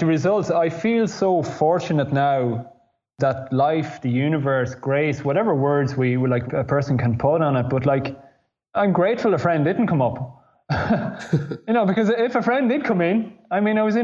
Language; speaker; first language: English; native; English